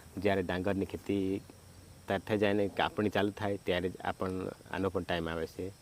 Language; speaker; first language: Gujarati; non-native, local second language; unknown